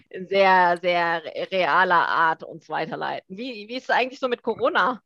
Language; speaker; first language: German; early bilingual, other home language; Korean